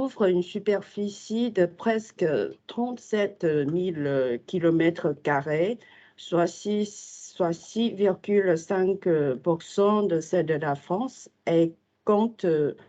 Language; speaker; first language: French; non-native, fluent; Chinese